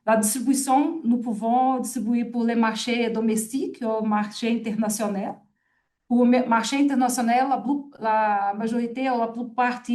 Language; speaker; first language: French; non-native, fluent; Portuguese